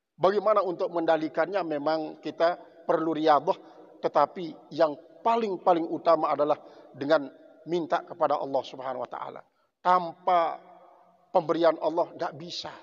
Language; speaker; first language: Indonesian; non-native, local second language; Sasak